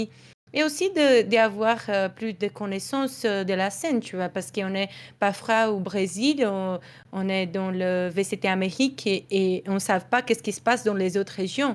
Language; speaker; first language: French; non-native, fluent; Portuguese